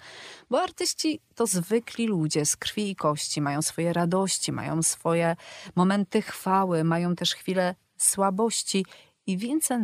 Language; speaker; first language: Polish; native; Polish